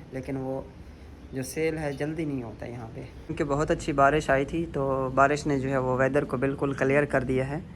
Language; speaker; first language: Urdu; non-native, local second language; Punjabi